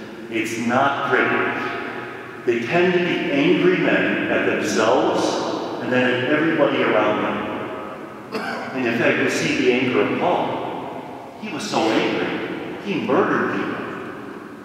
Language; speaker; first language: English; native; English